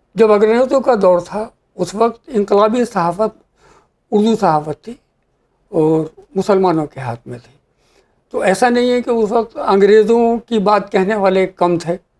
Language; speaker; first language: Urdu; native; Urdu